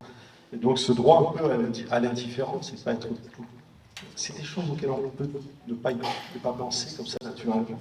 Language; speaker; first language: French; native; French